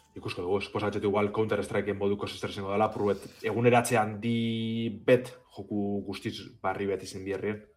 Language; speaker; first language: Basque; native; Basque